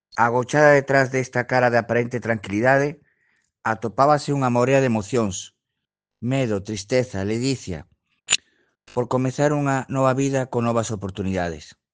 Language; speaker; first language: Galician; early bilingual, other home language; Spanish